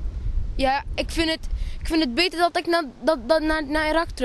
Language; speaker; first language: Dutch; early bilingual, other home language; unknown